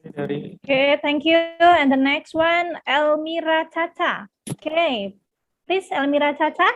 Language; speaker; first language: English; non-native, learner; Indonesian